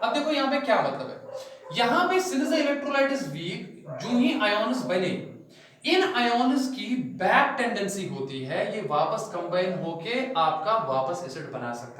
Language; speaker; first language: Hindi; non-native, local second language; Kashmiri